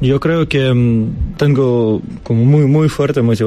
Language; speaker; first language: Spanish; non-native, learner; Russian